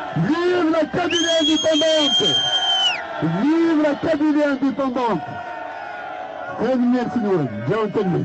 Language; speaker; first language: French; non-native, local second language; Kabyle